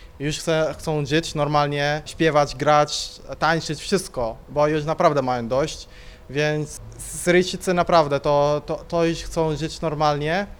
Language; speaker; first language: Polish; non-native, fluent; Arabic